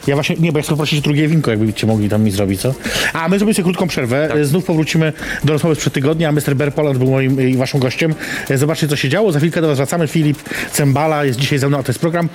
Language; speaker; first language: Polish; native; Polish